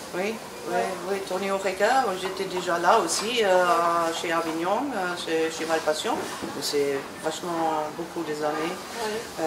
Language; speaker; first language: French; non-native, learner; German